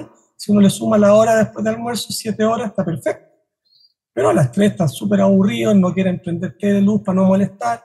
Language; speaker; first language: Spanish; native; Spanish